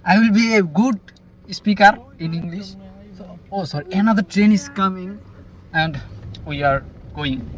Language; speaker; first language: English; non-native, learner; Bangla